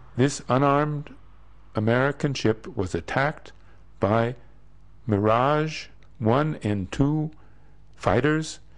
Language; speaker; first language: English; native; English